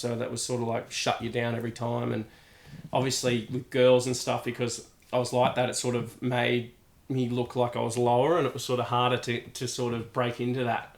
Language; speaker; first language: English; native; English